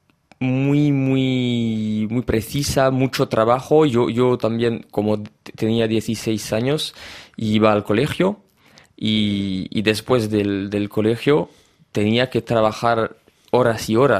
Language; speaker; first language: Spanish; early bilingual, heritage; French